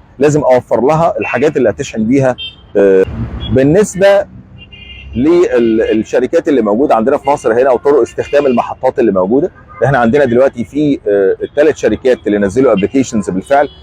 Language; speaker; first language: Arabic; native; Arabic